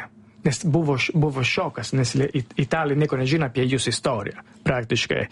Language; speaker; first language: Lithuanian; non-native, learner; Italian